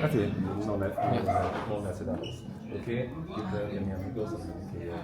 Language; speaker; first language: Spanish; non-native, learner; Chinese